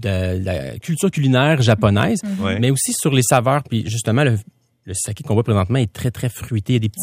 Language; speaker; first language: French; native; French